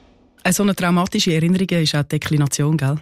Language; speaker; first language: German; native; German